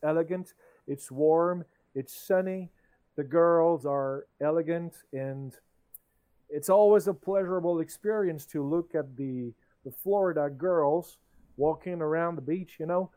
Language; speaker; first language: English; non-native, fluent; French